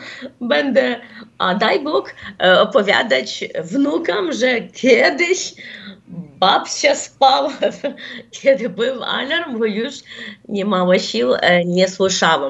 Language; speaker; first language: Polish; non-native, fluent; Ukrainian